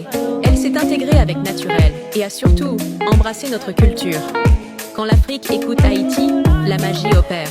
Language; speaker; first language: French; non-native, local second language; Haitian Creole